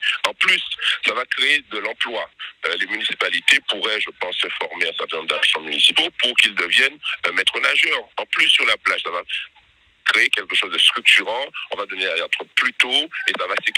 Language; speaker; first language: French; native; French